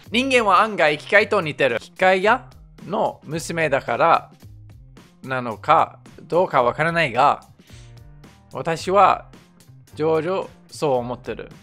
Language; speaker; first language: Japanese; non-native, fluent; English